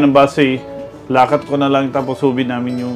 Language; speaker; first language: Filipino; non-native, learner; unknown